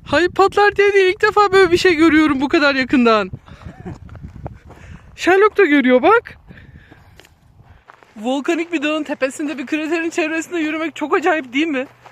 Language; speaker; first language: Turkish; native; Turkish